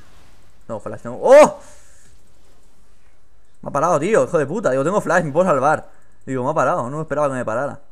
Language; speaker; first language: Spanish; native; Spanish